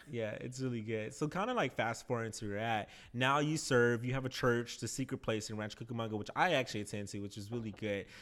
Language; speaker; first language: English; native; English